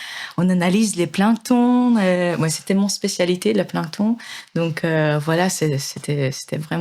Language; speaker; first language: French; non-native, fluent; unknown